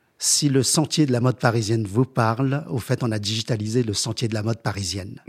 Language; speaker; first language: French; early bilingual, other home language; Chinese